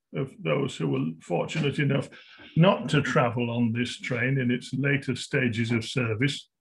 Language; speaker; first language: English; native; English